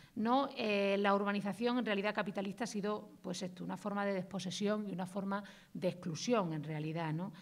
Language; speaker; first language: Spanish; native; Spanish